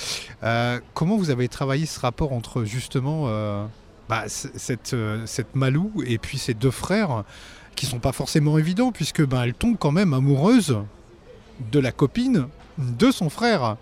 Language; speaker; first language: French; native; French